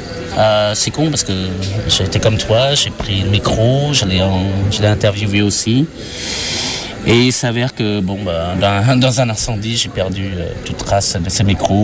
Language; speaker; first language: French; non-native, fluent; Khmer